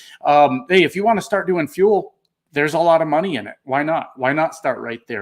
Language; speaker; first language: English; native; English